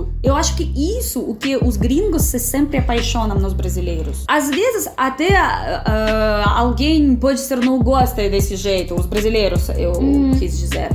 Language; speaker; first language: Portuguese; non-native, fluent; Russian